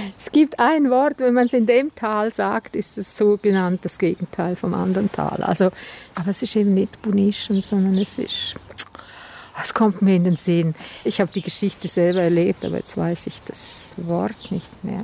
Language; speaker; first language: German; non-native, local second language; Romansh